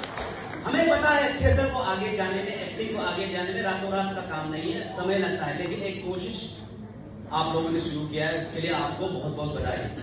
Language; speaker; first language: Hindi; non-native, local second language; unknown